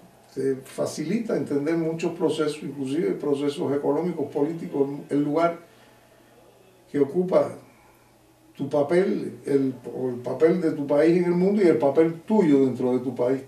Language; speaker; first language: Spanish; native; Spanish